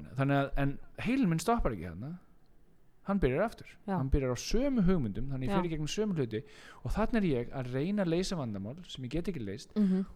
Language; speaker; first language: Icelandic; native; Icelandic